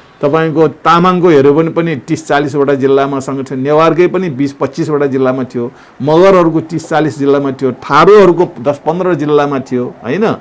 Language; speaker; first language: Nepali; non-native, local second language; Newari